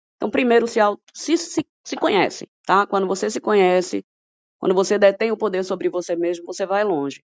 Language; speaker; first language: Portuguese; native; Portuguese